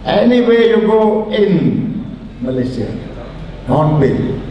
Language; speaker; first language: English; non-native, local second language; Punjabi